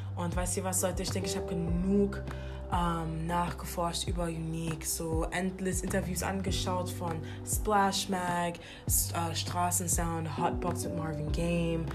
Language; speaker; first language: German; non-native, fluent; English